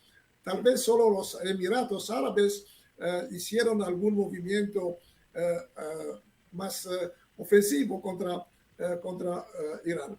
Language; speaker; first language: Spanish; non-native, fluent; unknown